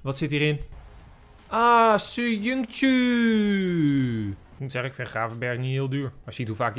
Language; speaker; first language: Dutch; native; Dutch